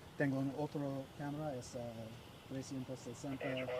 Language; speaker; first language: Spanish; non-native, learner; English